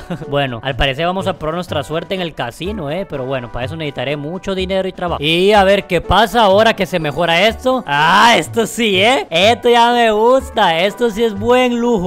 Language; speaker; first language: Spanish; native; Spanish